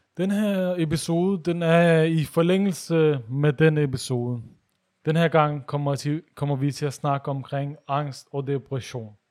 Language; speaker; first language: Danish; early bilingual, other home language; Urdu